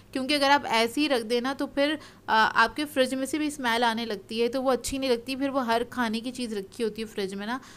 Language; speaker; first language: Urdu; native; Urdu